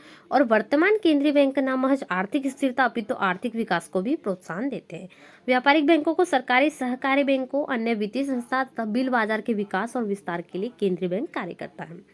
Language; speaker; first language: Hindi; native; Hindi